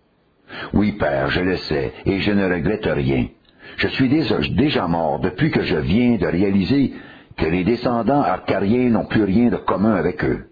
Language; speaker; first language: French; native; French